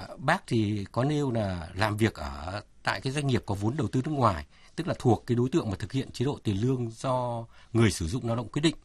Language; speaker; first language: Vietnamese; native; Vietnamese